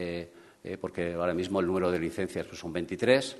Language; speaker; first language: Spanish; native; Spanish